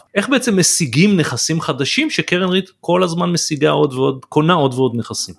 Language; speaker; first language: Hebrew; native; Hebrew